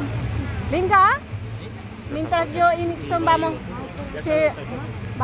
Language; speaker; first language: Spanish; non-native, learner; Filipino